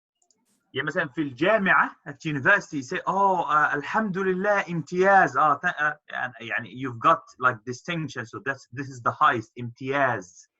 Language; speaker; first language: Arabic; non-native, fluent; English